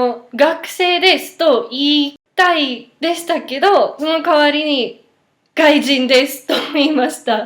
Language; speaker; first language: Japanese; non-native, fluent; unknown